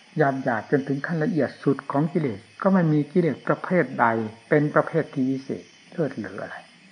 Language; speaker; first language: Thai; native; Thai